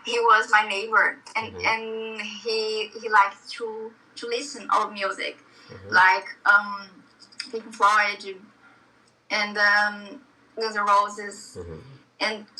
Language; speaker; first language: English; non-native, learner; Portuguese